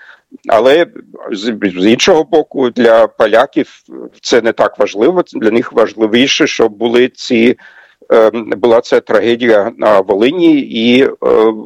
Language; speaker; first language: Ukrainian; non-native, fluent; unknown